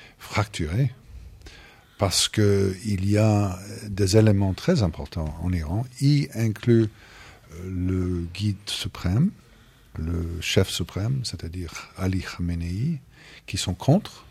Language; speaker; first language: French; non-native, fluent; English